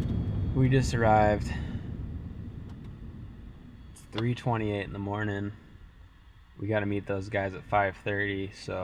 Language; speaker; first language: English; native; English